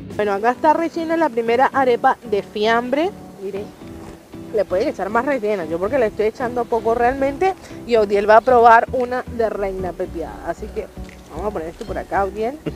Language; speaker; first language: Spanish; native; Spanish